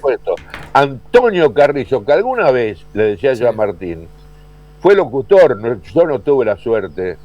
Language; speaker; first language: Spanish; native; Spanish